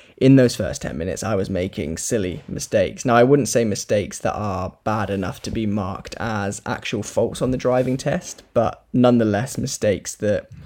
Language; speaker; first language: English; native; English